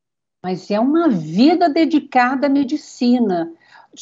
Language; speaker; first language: Portuguese; native; Portuguese